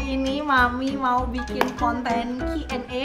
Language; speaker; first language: Indonesian; native; Indonesian